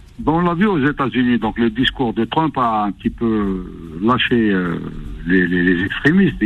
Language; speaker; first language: French; non-native, local second language; Arabic